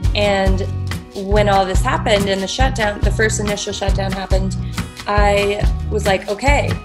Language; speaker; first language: English; native; English